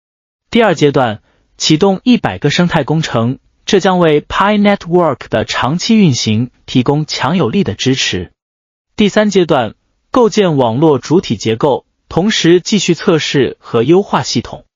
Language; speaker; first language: Chinese; native; Chinese